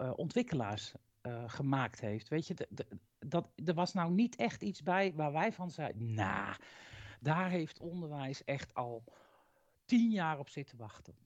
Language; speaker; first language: Dutch; native; Dutch